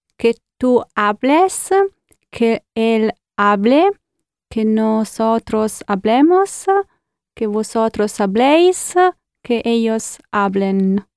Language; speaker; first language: Spanish; non-native, learner; Italian